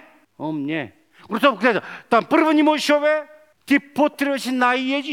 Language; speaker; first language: Czech; non-native, learner; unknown